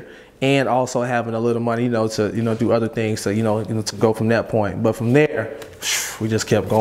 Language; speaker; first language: English; native; English